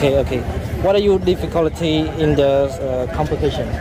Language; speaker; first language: English; non-native, learner; Khmer